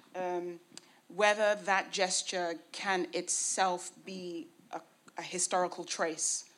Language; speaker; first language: English; native; English